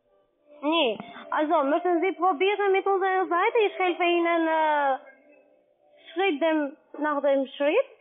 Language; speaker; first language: German; non-native, learner; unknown